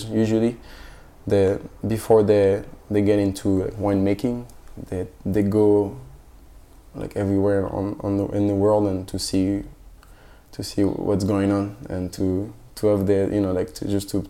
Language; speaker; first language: English; non-native, fluent; French